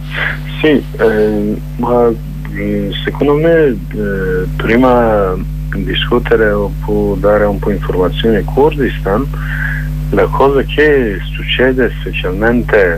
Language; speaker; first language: Italian; non-native, learner; Kurdish